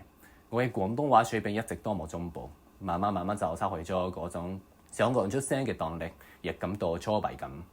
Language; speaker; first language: Cantonese; non-native, fluent; Japanese